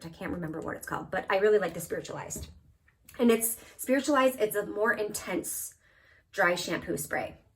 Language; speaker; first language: English; native; English